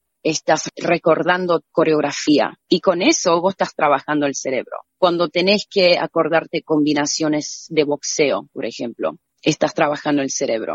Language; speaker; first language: Spanish; native; Spanish